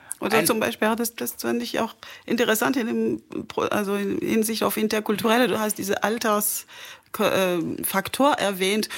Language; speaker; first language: German; non-native, fluent; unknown